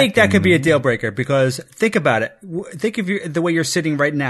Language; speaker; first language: English; native; English